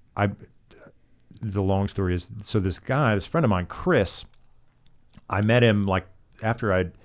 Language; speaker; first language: English; native; English